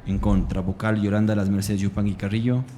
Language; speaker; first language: Spanish; native; Spanish